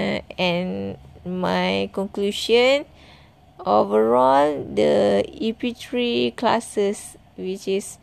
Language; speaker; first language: English; non-native, learner; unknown